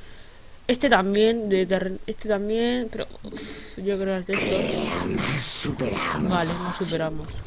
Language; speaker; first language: Spanish; native; Spanish